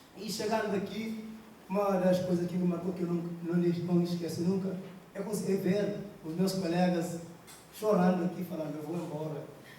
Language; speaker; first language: Portuguese; non-native, local second language; Kabuverdianu